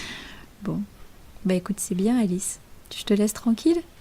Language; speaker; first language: French; native; French